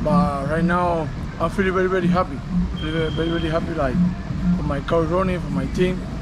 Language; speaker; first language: English; non-native, learner; Spanish